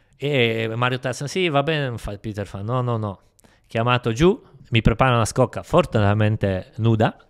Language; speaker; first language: Italian; non-native, fluent; Polish